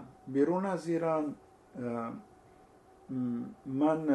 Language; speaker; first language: Persian; non-native, fluent; Italian